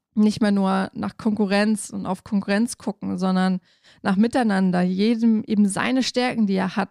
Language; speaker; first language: German; native; German